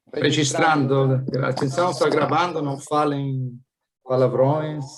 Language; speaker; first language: Portuguese; non-native, fluent; Italian